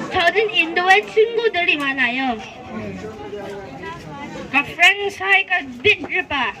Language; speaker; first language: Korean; early bilingual, other home language; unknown